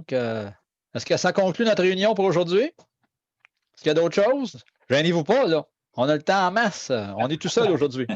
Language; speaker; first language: French; native; French